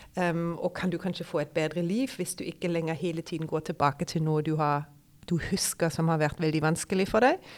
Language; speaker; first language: Norwegian; non-native, fluent; German